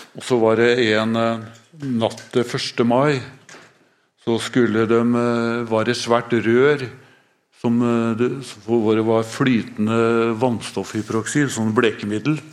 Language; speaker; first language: Norwegian; native; Norwegian